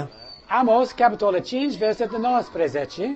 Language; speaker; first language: Romanian; non-native, learner; English